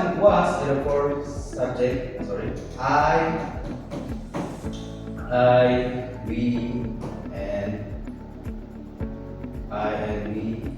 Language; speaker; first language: English; non-native, learner; Indonesian